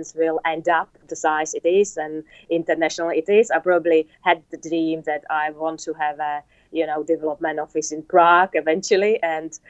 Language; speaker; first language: English; non-native, fluent; Czech